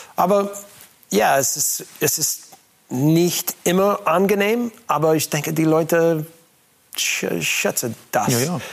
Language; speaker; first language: German; non-native, learner; English